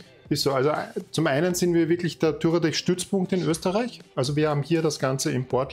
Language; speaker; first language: German; native; German